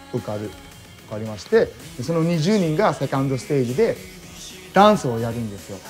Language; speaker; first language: Japanese; early bilingual, other home language; Filipino